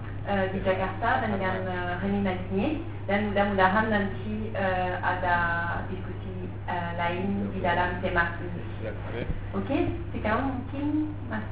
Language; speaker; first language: Indonesian; non-native, fluent; French